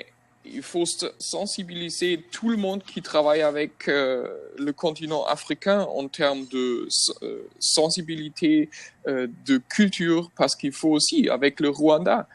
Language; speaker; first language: French; non-native, fluent; German